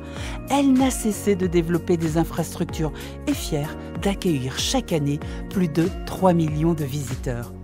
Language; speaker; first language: French; native; French